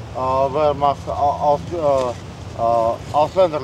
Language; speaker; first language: German; non-native, learner; Russian